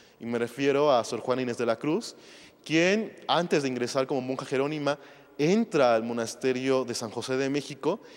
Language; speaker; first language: Spanish; native; Spanish